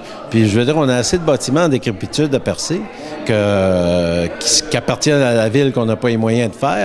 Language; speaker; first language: French; native; French